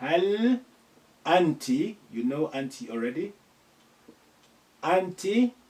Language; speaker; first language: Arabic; non-native, fluent; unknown